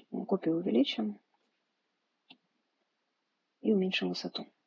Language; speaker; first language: Russian; native; Russian